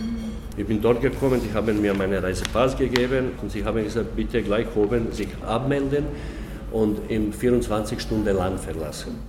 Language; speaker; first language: German; non-native, learner; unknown